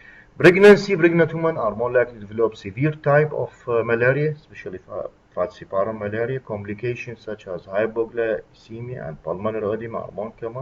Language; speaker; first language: English; non-native, fluent; Arabic